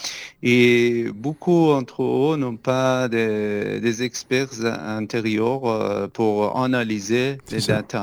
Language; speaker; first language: French; non-native, fluent; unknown